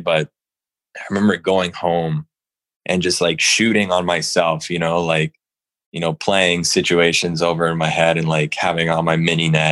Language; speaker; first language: English; native; English